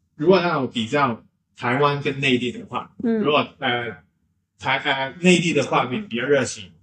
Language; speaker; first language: Chinese; non-native, local second language; Cantonese